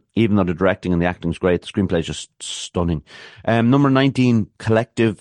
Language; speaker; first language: English; native; English